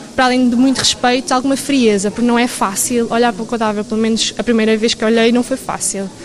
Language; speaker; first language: Portuguese; native; Portuguese